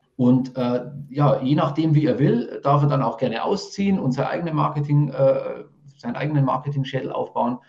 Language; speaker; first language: German; native; German